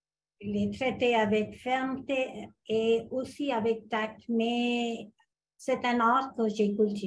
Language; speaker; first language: French; non-native, fluent; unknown